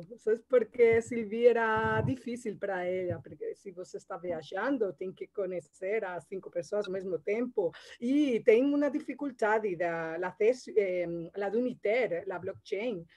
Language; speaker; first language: Portuguese; non-native, learner; Spanish